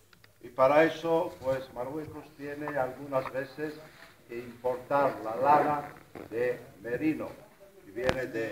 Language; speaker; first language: Spanish; non-native, fluent; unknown